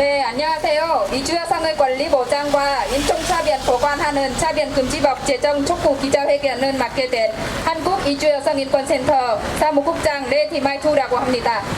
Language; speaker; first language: Korean; non-native, fluent; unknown